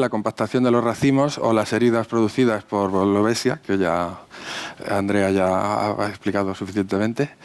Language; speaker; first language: Spanish; native; Spanish